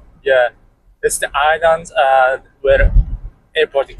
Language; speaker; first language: English; non-native, learner; Mongolian